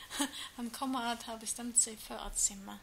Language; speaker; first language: Swedish; non-native, learner; German